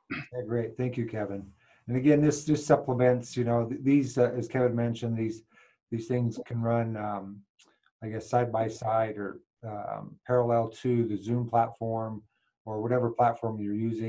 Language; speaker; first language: English; native; English